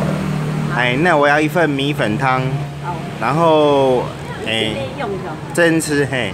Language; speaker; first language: Chinese; native; Chinese